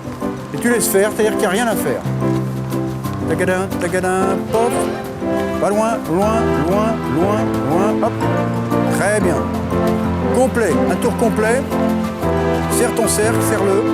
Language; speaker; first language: French; native; French